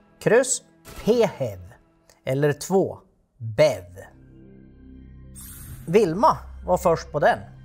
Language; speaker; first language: Swedish; native; Swedish